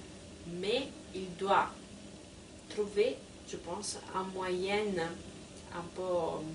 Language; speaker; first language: French; non-native, fluent; Italian